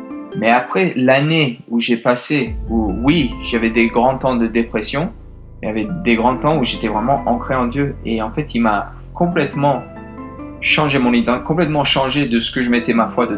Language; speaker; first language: French; early bilingual, heritage; French